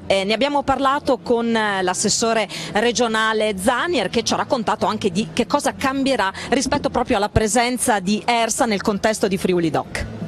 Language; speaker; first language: Italian; native; Italian